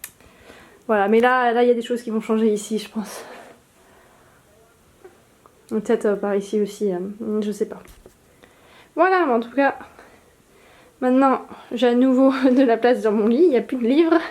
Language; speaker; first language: French; native; French